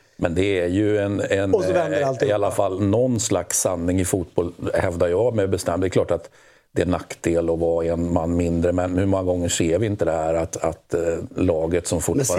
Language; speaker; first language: Swedish; native; Swedish